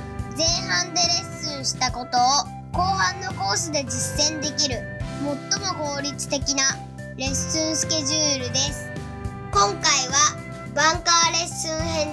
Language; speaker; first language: Japanese; native; Japanese